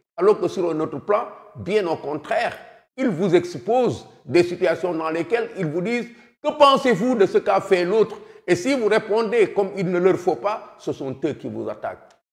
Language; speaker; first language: French; non-native, local second language; Wolof